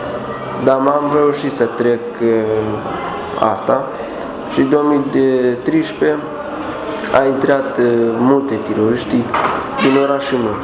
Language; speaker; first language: Romanian; non-native, learner; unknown